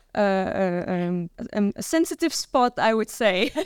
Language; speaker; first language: English; non-native, fluent; Dutch